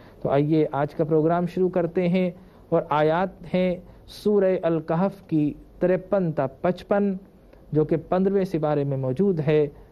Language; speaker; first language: Urdu; native; Urdu